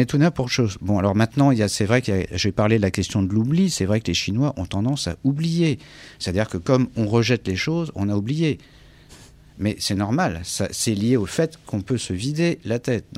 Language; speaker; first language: French; native; French